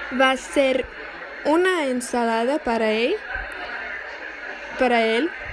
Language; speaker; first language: Spanish; non-native, learner; Portuguese